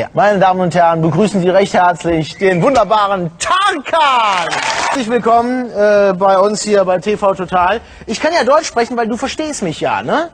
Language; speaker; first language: German; native; German